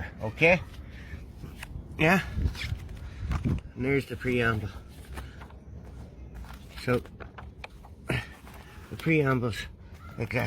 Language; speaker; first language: English; native; English